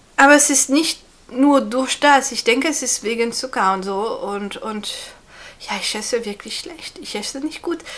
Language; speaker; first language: German; non-native, fluent; French